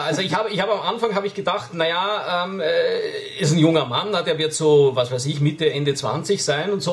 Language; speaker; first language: German; native; German